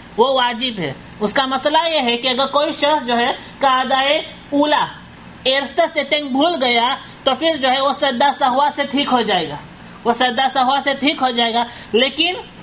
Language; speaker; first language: Urdu; non-native, fluent; Caribbean Hindustani